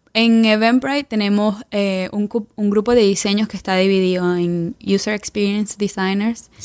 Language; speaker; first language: Spanish; native; Spanish